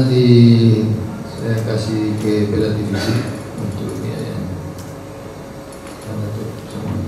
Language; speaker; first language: Indonesian; non-native, learner; Spanish